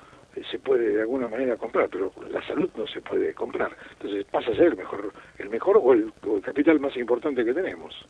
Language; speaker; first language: Spanish; native; Spanish